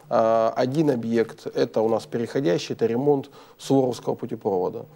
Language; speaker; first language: Russian; native; Russian